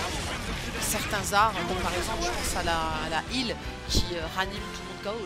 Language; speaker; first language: French; native; French